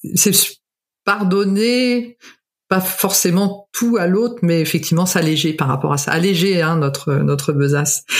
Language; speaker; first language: French; native; French